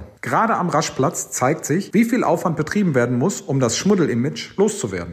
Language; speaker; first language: German; native; German